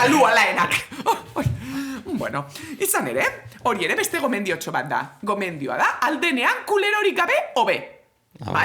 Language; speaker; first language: Basque; native; Basque